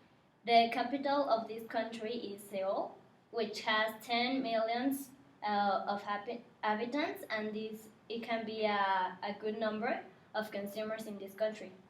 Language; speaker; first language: English; non-native, learner; Spanish